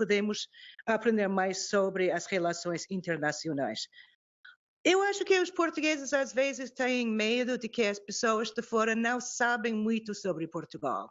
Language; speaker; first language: Portuguese; non-native, fluent; English